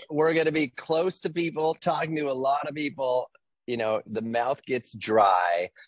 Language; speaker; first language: English; native; English